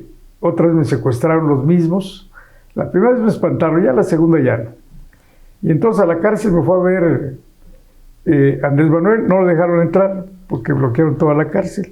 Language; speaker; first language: Spanish; native; Spanish